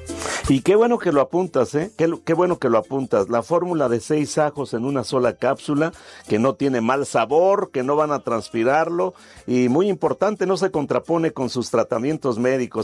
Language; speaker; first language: Spanish; native; Spanish